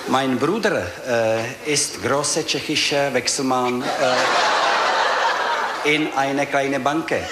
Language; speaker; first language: German; non-native, learner; Czech